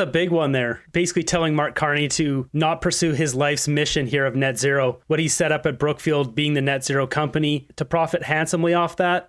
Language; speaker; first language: English; native; English